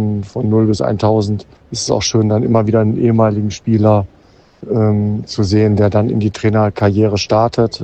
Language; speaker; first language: German; native; German